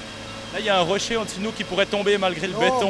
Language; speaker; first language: French; native; French